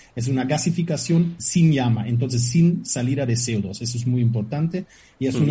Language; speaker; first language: Spanish; non-native, fluent; German